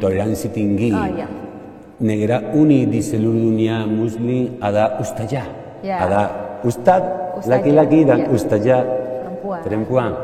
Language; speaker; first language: Indonesian; non-native, learner; Spanish